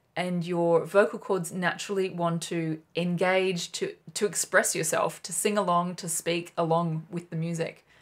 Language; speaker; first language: English; native; English